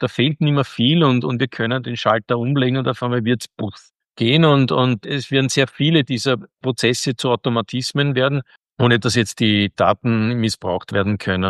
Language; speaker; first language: German; native; German